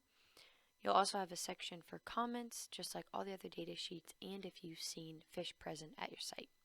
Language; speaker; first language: English; native; English